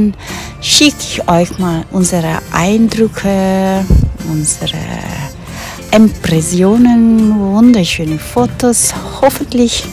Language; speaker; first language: German; non-native, fluent; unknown